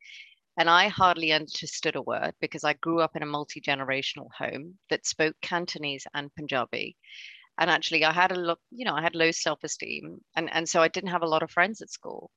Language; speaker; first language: English; non-native, local second language; Cantonese